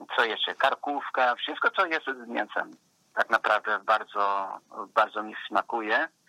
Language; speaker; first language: Polish; non-native, fluent; Portuguese